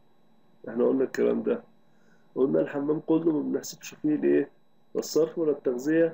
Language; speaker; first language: Arabic; native; Arabic